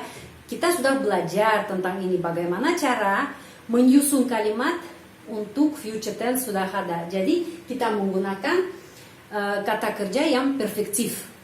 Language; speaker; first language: Indonesian; non-native, fluent; Russian